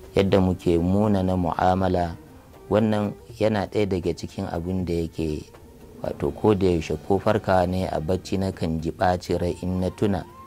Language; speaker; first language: Hausa; native; Hausa